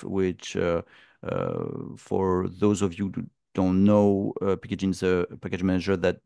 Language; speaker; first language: English; non-native, fluent; French